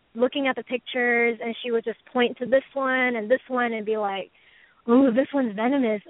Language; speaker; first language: English; native; English